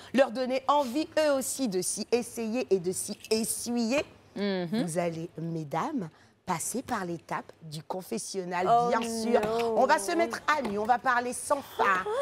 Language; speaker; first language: French; native; French